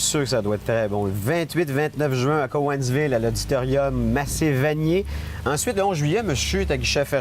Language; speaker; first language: French; native; French